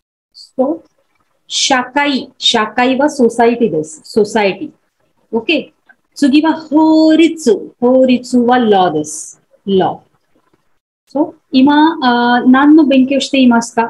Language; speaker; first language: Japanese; non-native, fluent; Marathi